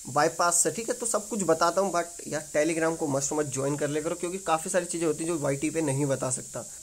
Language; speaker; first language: Hindi; native; Hindi